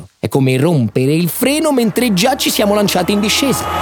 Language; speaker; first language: Italian; native; Italian